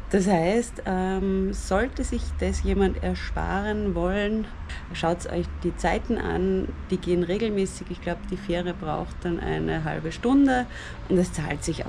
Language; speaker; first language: German; native; German